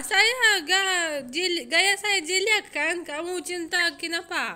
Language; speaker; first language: Indonesian; non-native, learner; Russian